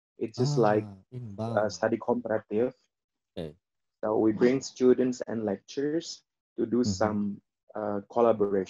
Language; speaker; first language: English; non-native, fluent; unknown